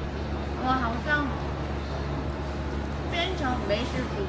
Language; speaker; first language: Chinese; non-native, learner; Korean